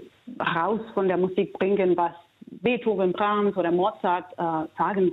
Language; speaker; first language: German; non-native, fluent; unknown